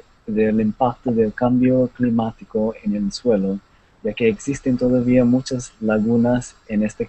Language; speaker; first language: Spanish; non-native, learner; English